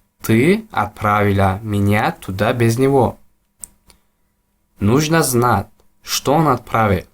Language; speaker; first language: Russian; non-native, local second language; Tajik